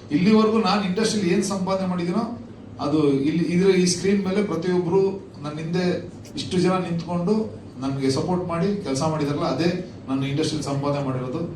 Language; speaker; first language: Kannada; native; Kannada